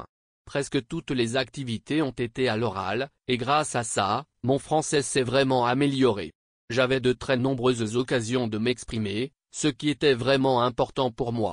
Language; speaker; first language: French; non-native, learner; Chinese